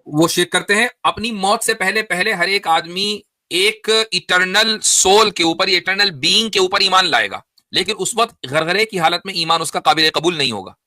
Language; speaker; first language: Urdu; native; Urdu